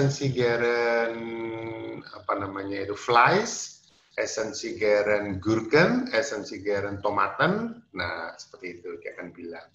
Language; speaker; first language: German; non-native, fluent; Indonesian